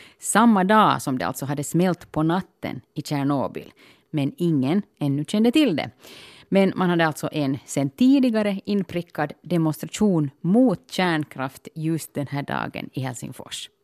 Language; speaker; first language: Swedish; native; Swedish